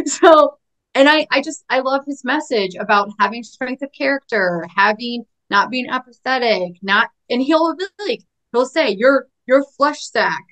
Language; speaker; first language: English; native; English